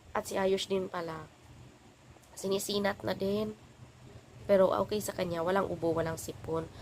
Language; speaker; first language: Filipino; non-native, local second language; Cebuano